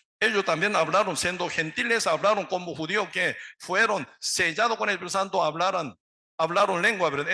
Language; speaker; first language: Spanish; non-native, learner; Korean